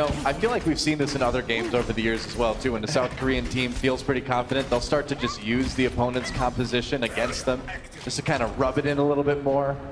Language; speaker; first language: English; native; English